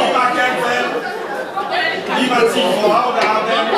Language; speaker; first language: German; non-native, learner; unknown